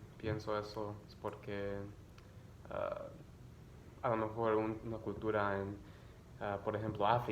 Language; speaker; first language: Spanish; early bilingual, other home language; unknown